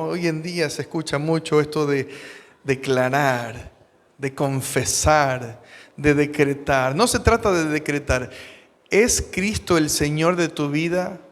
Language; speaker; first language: Spanish; native; Spanish